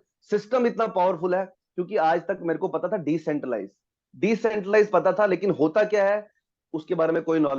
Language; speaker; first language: Hindi; native; Hindi